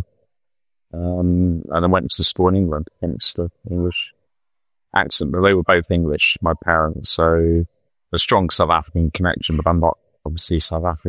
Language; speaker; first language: English; native; English